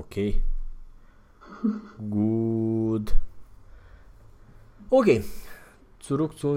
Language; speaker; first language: German; non-native, fluent; Romanian